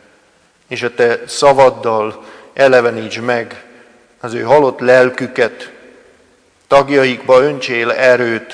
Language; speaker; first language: Hungarian; native; Hungarian